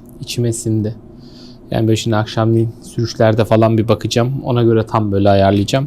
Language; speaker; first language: Turkish; native; Turkish